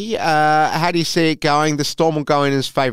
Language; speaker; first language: English; native; English